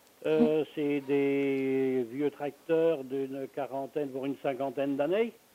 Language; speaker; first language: French; native; French